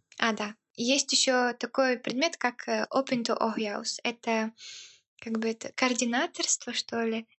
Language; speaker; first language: Russian; early bilingual, heritage; Russian